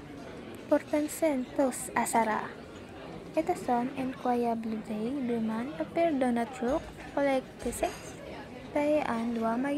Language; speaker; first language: French; non-native, learner; Filipino